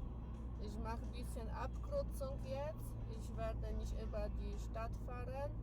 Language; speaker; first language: German; non-native, learner; Polish